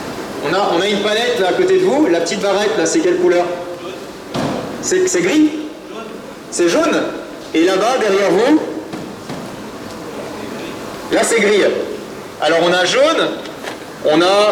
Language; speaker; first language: French; native; French